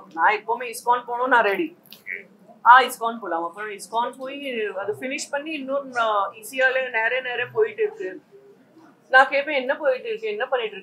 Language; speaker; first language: Tamil; non-native, local second language; Gujarati